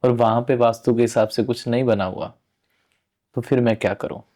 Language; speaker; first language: Hindi; non-native, local second language; Punjabi